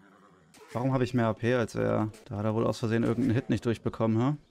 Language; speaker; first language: German; native; German